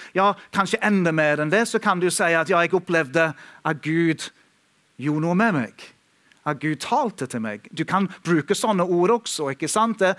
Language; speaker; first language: Norwegian; non-native, fluent; English